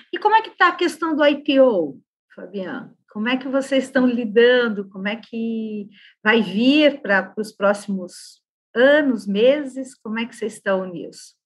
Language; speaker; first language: Portuguese; native; Portuguese